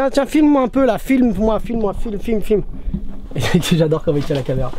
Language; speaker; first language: French; native; French